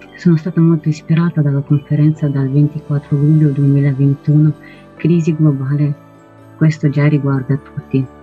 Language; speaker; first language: Italian; non-native, fluent; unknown